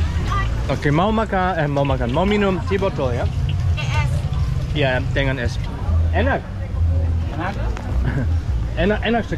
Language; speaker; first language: Indonesian; non-native, learner; German